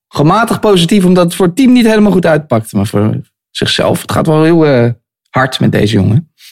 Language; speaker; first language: Dutch; native; Dutch